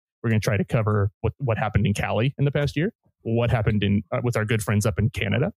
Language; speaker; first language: English; native; English